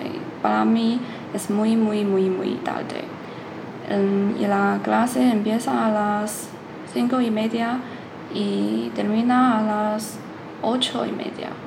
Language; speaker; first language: Spanish; non-native, learner; Chinese